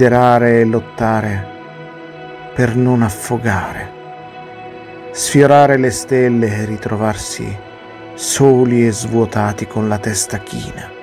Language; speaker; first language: Italian; native; Italian